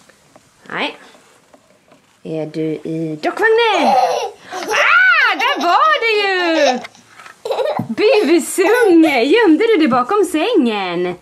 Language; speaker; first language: Swedish; native; Swedish